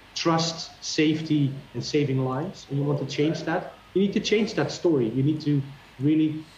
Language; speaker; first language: English; non-native, fluent; Dutch